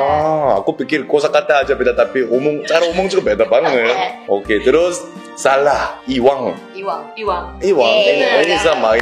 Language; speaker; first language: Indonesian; non-native, learner; Korean